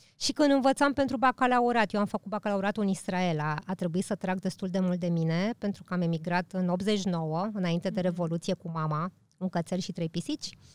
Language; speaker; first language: Romanian; early bilingual, heritage; Romanian